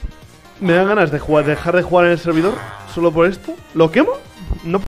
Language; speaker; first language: Spanish; native; Spanish